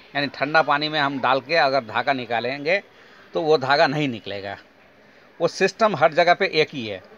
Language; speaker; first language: Hindi; non-native, local second language; Bangla